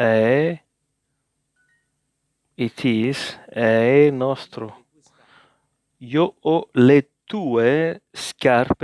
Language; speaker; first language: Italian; non-native, learner; English